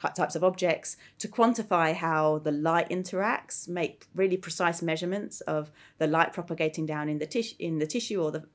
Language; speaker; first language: English; native; English